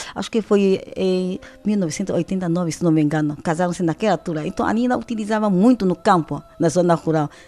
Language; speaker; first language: Portuguese; non-native, fluent; Chinese